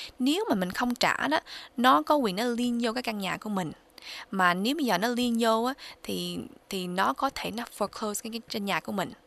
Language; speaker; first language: Vietnamese; early bilingual, heritage; Vietnamese